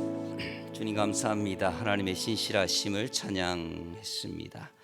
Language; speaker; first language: Korean; native; Korean